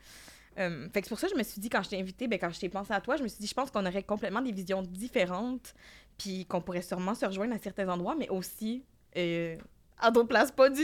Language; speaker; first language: French; native; French